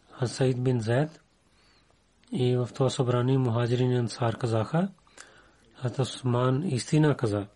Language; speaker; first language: Bulgarian; non-native, learner; Urdu